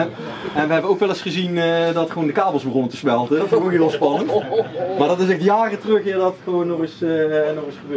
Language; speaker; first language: Dutch; native; Dutch